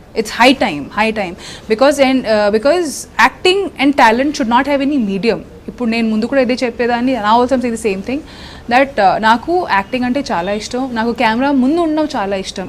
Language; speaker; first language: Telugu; non-native, local second language; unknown